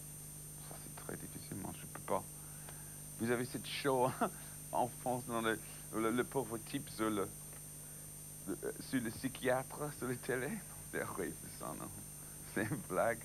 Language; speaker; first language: French; non-native, learner; English